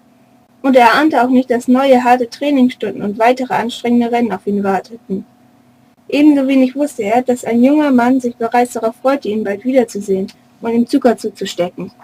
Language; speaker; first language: German; native; German